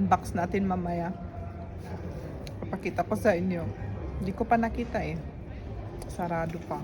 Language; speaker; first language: Filipino; native; Filipino